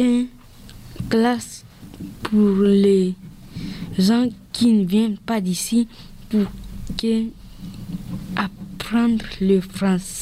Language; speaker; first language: French; early bilingual, other home language; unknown